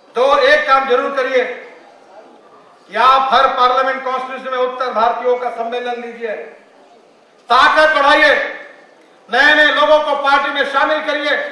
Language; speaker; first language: Hindi; non-native, local second language; Marathi